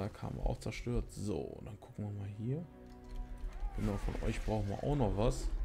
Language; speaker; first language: German; native; German